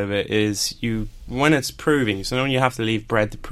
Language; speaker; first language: English; native; English